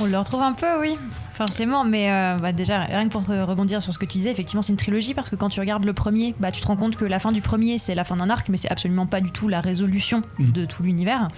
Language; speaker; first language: French; native; French